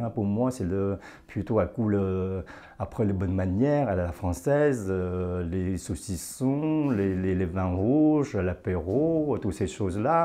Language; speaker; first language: French; non-native, fluent; Chinese